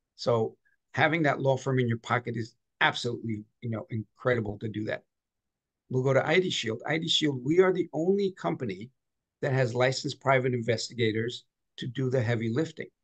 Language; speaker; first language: English; native; English